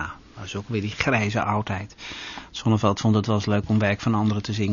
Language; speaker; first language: Dutch; native; Dutch